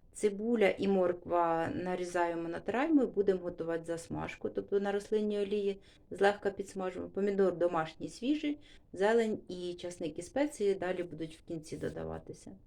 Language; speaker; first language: Ukrainian; non-native, local second language; Russian